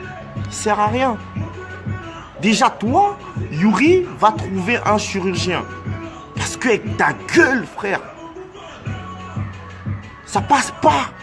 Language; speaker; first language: French; non-native, local second language; Lingala